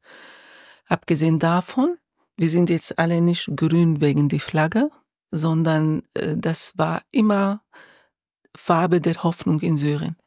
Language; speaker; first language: German; non-native, learner; Arabic